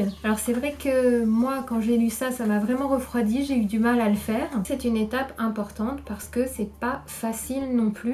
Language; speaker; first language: French; native; French